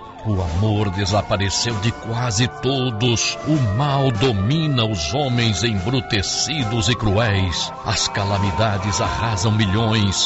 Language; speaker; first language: Portuguese; native; Portuguese